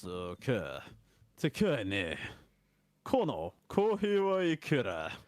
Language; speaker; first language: Japanese; non-native, learner; English